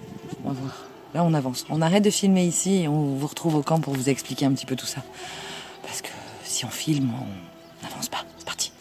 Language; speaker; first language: French; native; French